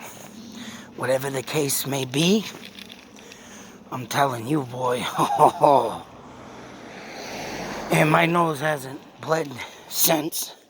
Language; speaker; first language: English; native; English